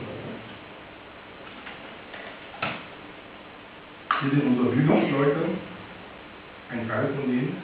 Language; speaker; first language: German; non-native, fluent; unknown